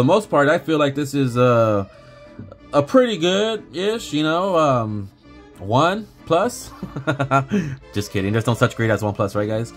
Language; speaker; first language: English; native; English